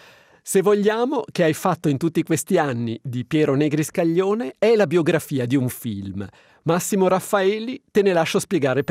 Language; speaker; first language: Italian; native; Italian